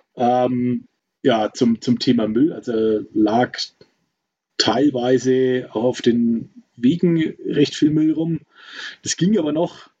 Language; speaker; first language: German; native; German